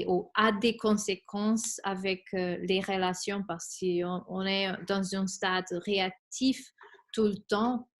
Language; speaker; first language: French; non-native, fluent; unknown